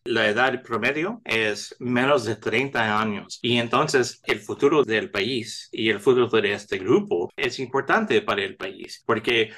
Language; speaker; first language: Spanish; early bilingual, heritage; English